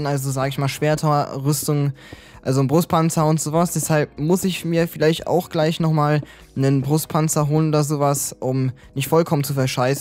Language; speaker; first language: German; native; German